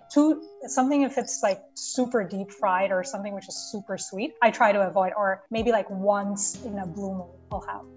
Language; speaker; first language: English; non-native, local second language; Bangla